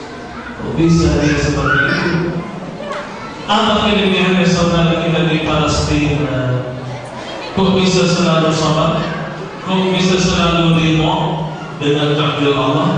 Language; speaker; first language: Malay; non-native, fluent; Arabic